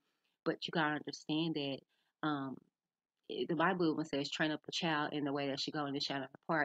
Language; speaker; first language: English; native; English